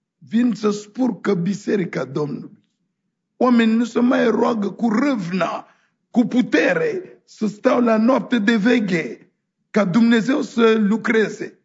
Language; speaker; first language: Romanian; non-native, fluent; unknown